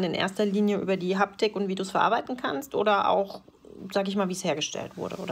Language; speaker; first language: German; native; German